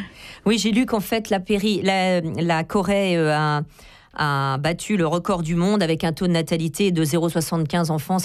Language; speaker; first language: French; native; French